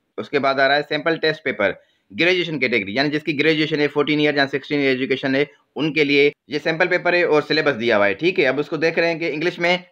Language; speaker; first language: Urdu; non-native, local second language; Sindhi